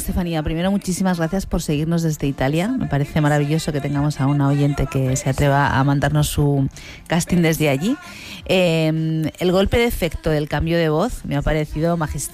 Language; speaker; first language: Spanish; native; Spanish